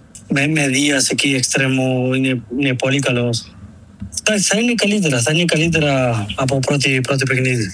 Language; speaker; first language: Greek; non-native, learner; Spanish